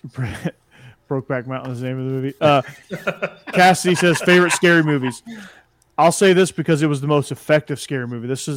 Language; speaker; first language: English; native; English